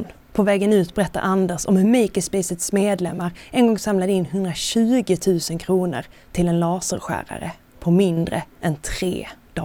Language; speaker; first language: Swedish; native; Swedish